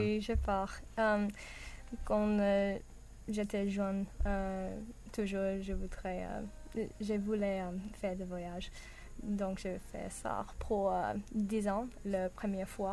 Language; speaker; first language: French; non-native, learner; English